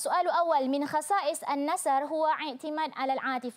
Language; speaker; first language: Arabic; non-native, fluent; Malay